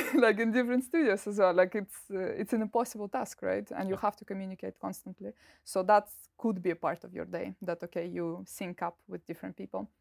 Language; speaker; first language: English; non-native, fluent; Russian